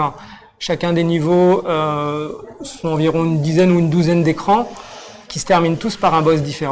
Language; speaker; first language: French; native; French